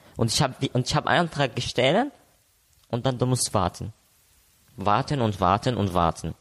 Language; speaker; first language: German; non-native, learner; Arabic